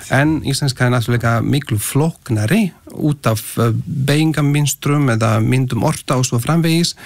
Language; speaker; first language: Icelandic; non-native, fluent; Slovak